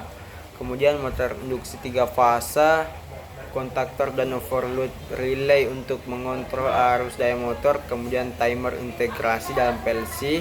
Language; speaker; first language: Indonesian; native; Indonesian